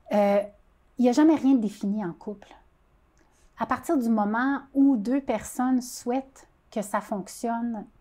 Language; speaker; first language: French; native; French